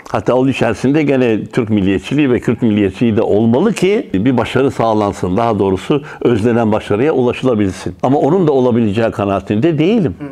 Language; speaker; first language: Turkish; native; Turkish